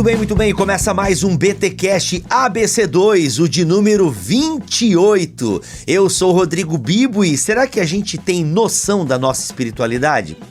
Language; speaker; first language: Portuguese; native; Portuguese